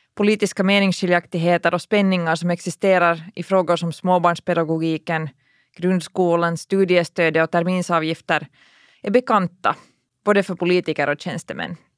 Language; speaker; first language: Swedish; native; Swedish